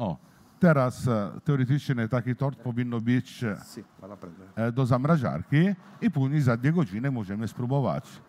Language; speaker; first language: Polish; non-native, learner; Italian